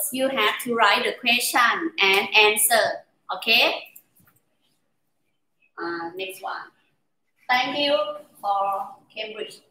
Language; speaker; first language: English; non-native, learner; Thai